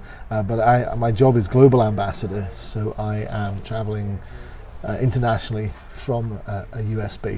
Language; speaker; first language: English; native; English